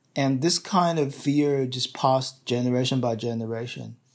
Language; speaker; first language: English; non-native, fluent; Chinese